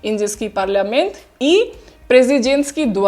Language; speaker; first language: Russian; non-native, fluent; Hindi